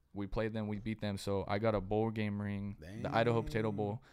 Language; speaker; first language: English; native; English